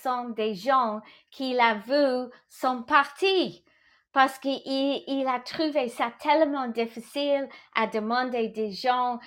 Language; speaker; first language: French; non-native, fluent; English